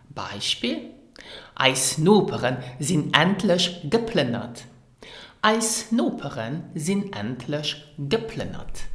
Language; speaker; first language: German; non-native, learner; English